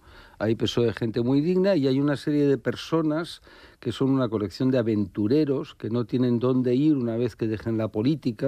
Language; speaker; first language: Spanish; native; Spanish